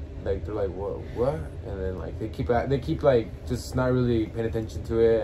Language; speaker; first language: English; early bilingual, other home language; Spanish